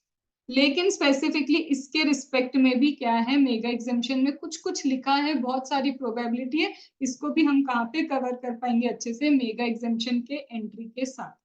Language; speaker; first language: Hindi; native; Hindi